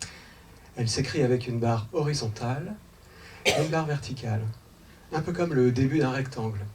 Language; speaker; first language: French; native; French